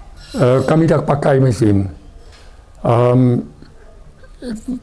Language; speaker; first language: Indonesian; non-native, fluent; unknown